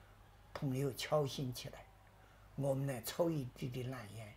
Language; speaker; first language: Chinese; native; Chinese